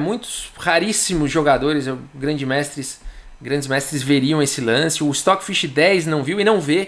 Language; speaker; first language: Portuguese; native; Portuguese